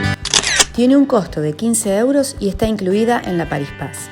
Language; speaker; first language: Spanish; native; Spanish